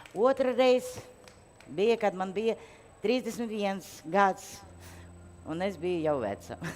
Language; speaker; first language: Latvian; non-native, local second language; Russian